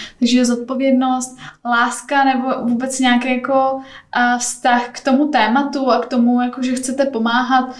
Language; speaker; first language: Czech; native; Czech